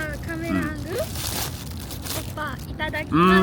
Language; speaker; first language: Korean; non-native, learner; Japanese